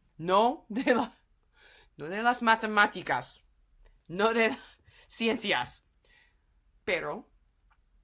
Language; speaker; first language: Spanish; non-native, fluent; English